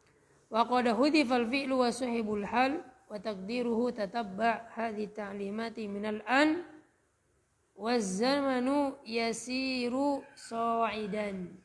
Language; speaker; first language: Arabic; non-native, fluent; Indonesian